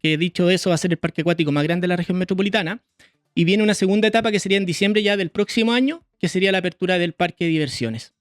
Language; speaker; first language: Spanish; native; Spanish